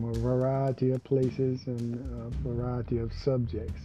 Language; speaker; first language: English; native; English